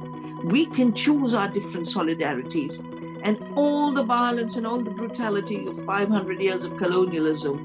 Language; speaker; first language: English; non-native, local second language; Hindi